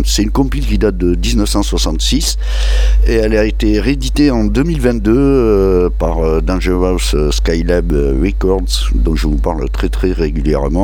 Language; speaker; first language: French; native; French